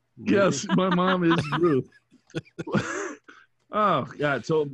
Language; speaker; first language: English; native; English